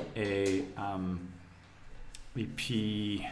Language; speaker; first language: French; non-native, fluent; English